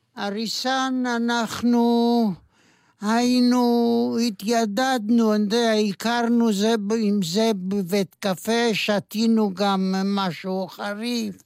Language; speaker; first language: Hebrew; non-native, fluent; Yiddish